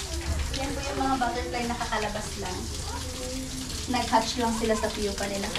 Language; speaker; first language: Filipino; native; Filipino